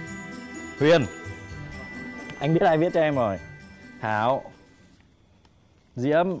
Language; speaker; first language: Vietnamese; native; Vietnamese